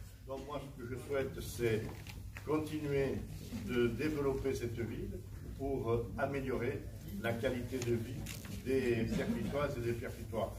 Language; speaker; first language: French; native; French